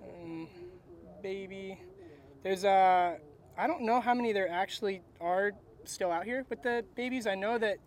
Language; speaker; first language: English; native; English